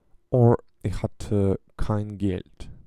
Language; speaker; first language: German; non-native, learner; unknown